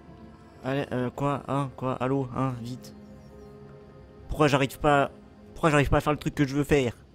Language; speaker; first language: French; native; French